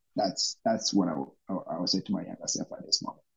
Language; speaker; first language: English; non-native, local second language; Rundi